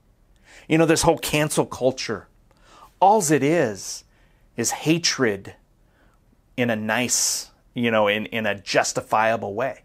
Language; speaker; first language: English; native; English